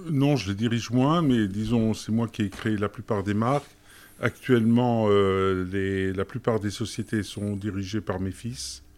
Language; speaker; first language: French; early bilingual, other home language; German